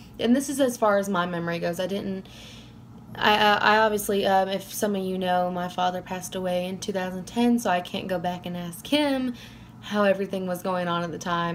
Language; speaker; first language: English; native; English